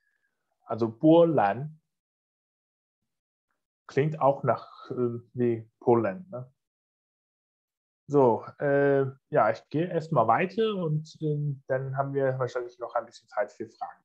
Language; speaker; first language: German; non-native, fluent; Chinese